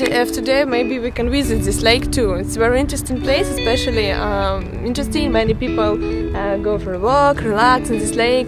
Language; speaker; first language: English; non-native, learner; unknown